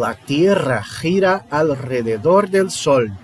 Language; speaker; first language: Spanish; non-native, fluent; Portuguese